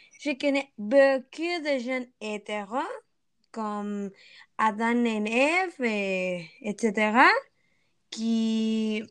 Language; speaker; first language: French; non-native, learner; Spanish